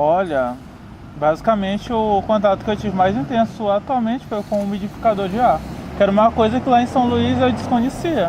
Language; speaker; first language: Portuguese; native; Portuguese